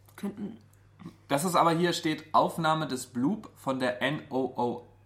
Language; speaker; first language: German; native; German